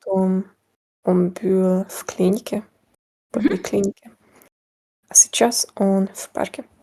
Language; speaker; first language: Russian; non-native, learner; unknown